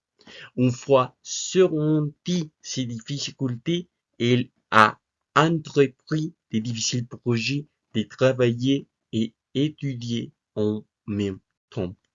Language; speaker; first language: French; non-native, learner; Spanish